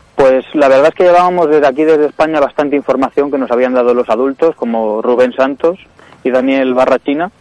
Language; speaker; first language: Spanish; native; Spanish